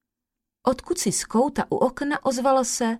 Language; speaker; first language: Czech; native; Czech